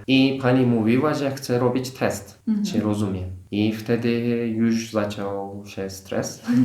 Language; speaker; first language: Polish; non-native, fluent; Turkish